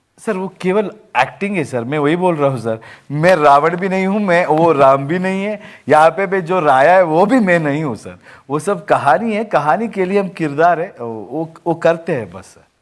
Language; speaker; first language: Hindi; non-native, local second language; Kannada